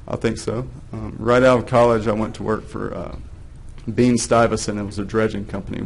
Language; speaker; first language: English; native; English